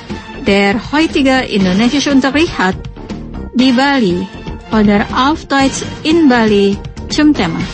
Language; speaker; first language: German; non-native, fluent; Indonesian